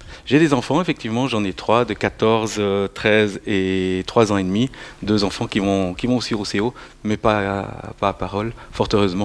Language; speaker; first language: French; native; French